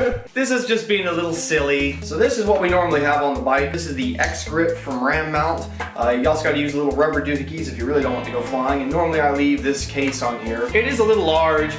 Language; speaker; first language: English; native; English